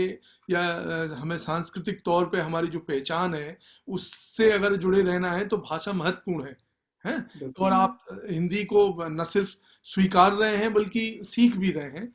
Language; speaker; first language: Hindi; native; Hindi